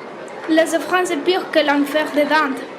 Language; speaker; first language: French; non-native, learner; Spanish